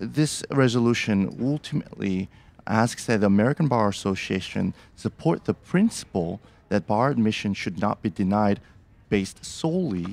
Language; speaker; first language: English; early bilingual, other home language; Korean